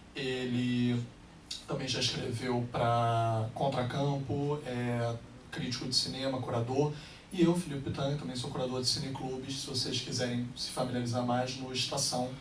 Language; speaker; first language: Portuguese; native; Portuguese